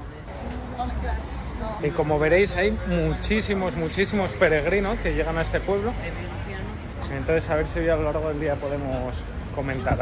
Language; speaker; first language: Spanish; native; Spanish